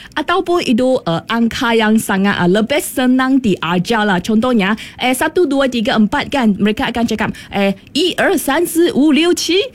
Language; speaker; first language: Malay; non-native, local second language; Chinese